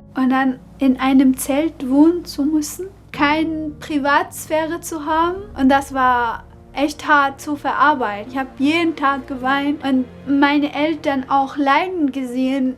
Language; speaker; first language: German; non-native, fluent; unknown